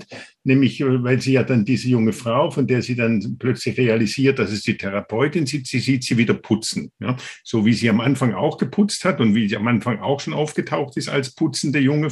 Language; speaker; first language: German; native; German